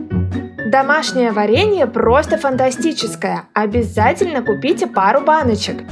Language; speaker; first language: Russian; native; Russian